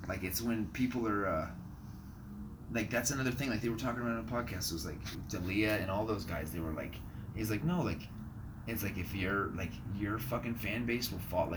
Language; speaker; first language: English; native; English